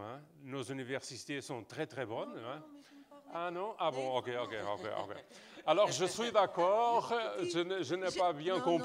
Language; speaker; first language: French; non-native, fluent; Portuguese